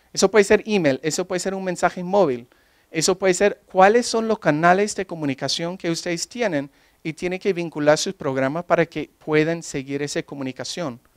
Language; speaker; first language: Spanish; non-native, fluent; English